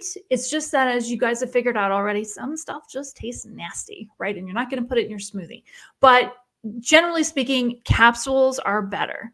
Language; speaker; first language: English; native; English